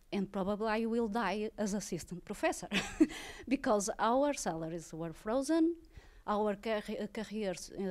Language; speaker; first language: English; non-native, learner; Portuguese